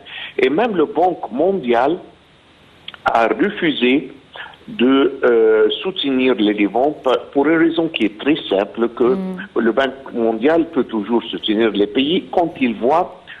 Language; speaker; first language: French; non-native, fluent; Arabic